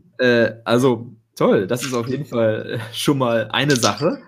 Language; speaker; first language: German; native; German